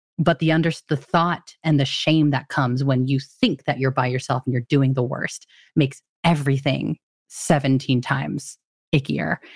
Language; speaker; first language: English; early bilingual, other home language; Filipino